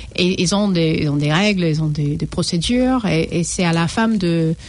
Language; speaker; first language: French; non-native, fluent; English